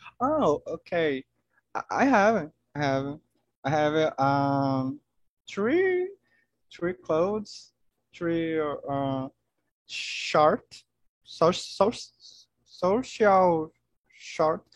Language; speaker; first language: English; non-native, learner; Portuguese